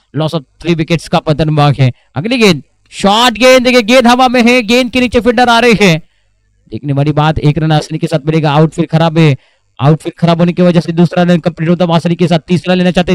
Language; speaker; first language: Hindi; non-native, local second language; Marathi